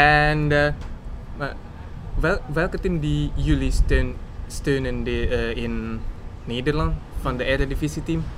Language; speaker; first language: Dutch; non-native, learner; Indonesian